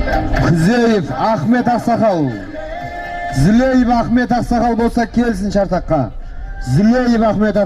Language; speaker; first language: Kazakh; native; Kazakh